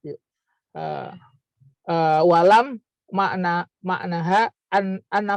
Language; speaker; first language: Arabic; non-native, learner; Indonesian